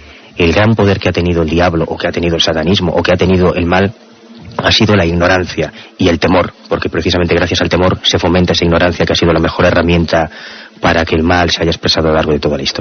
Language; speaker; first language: Spanish; native; Spanish